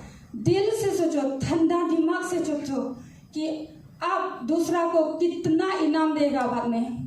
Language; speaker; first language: Hindi; non-native, local second language; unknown